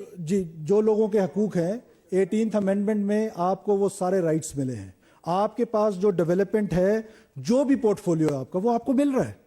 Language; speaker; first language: Urdu; non-native, local second language; Baluchi